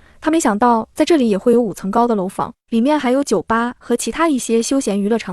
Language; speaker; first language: Chinese; native; Chinese